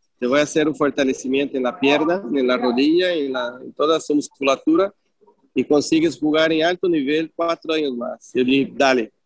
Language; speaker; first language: Spanish; non-native, fluent; Portuguese